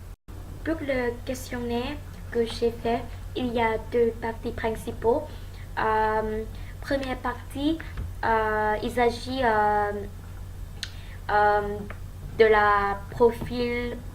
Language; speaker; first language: French; non-native, learner; Thai